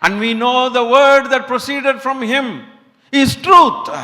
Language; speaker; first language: English; non-native, local second language; Tamil